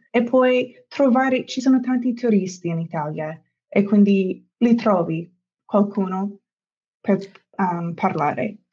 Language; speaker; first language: Italian; non-native, fluent; English